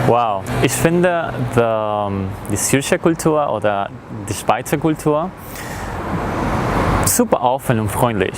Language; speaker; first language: German; non-native, learner; Spanish